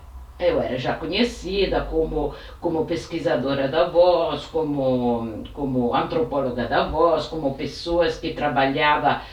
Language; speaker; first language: Portuguese; non-native, fluent; Italian